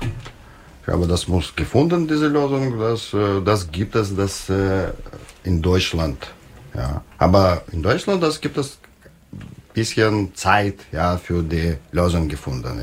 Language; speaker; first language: German; non-native, learner; Russian